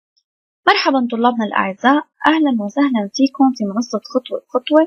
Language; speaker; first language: Arabic; native; Arabic